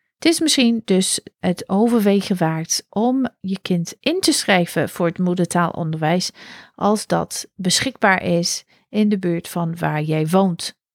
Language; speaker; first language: Dutch; non-native, fluent; English